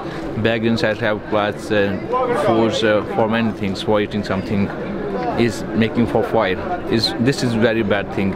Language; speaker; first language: English; non-native, learner; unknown